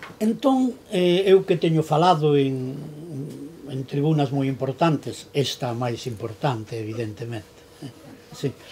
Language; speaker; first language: Galician; native; Galician